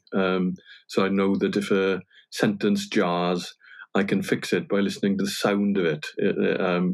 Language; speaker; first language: English; non-native, local second language; Welsh